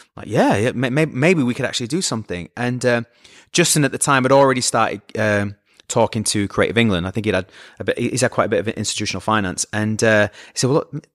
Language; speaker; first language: English; native; English